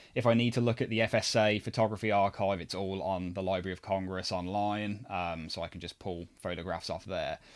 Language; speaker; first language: English; native; English